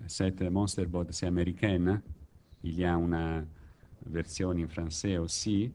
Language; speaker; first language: French; non-native, learner; Italian